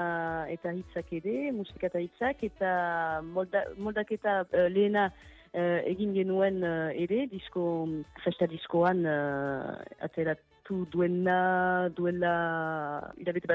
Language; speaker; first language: Basque; non-native, local second language; French